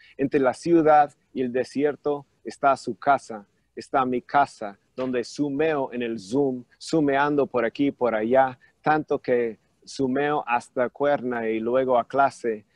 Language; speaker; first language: Spanish; non-native, fluent; English